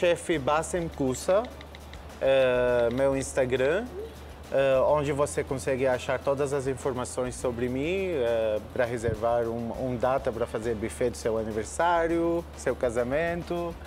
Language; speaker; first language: Portuguese; non-native, fluent; Arabic